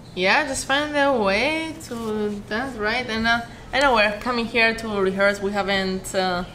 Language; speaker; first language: English; non-native, fluent; Greek